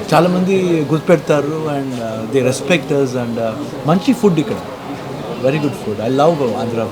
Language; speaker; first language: Telugu; non-native, learner; Kannada